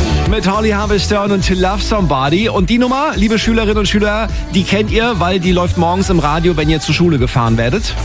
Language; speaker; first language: German; native; German